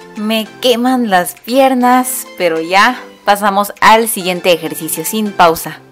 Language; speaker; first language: Spanish; non-native, fluent; Korean